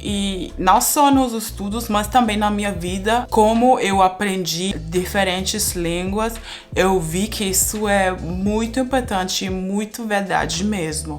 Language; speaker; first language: Portuguese; non-native, fluent; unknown